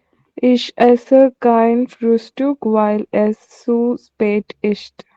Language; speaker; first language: German; non-native, learner; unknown